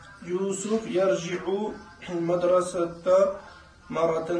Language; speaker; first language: Arabic; non-native, learner; French